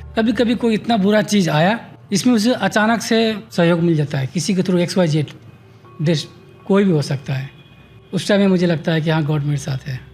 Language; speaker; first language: Hindi; non-native, local second language; Bhojpuri